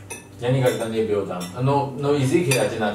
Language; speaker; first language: Russian; non-native, learner; Chinese